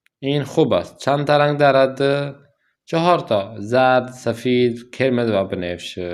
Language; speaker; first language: Persian; non-native, fluent; Urdu